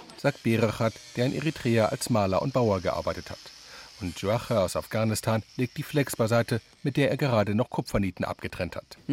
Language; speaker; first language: German; native; German